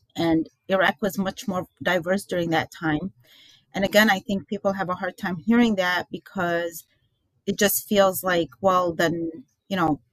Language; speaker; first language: English; early bilingual, other home language; Arabic